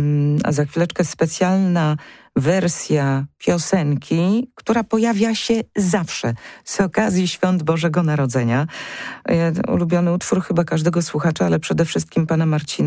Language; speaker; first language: Polish; native; Polish